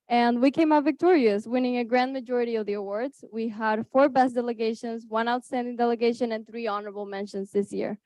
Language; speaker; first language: English; early bilingual, other home language; Spanish